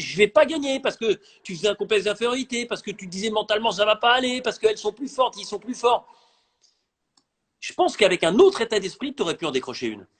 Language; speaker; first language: French; native; French